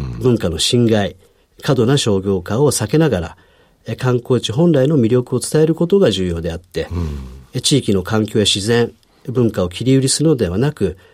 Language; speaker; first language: Japanese; native; Japanese